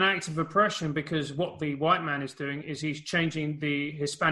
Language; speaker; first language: English; native; English